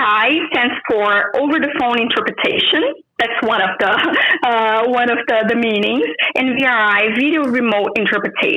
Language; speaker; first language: English; non-native, fluent; Portuguese